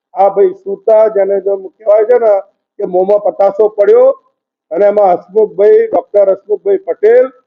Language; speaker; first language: Gujarati; non-native, local second language; Hindi